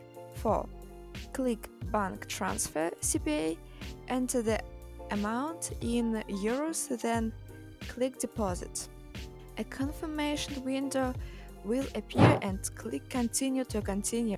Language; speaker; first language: English; non-native, learner; Russian